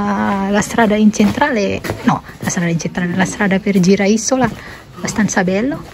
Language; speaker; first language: Italian; non-native, learner; Indonesian